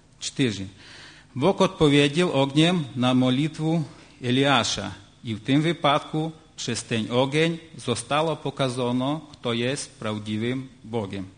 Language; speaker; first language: Polish; non-native, learner; Ukrainian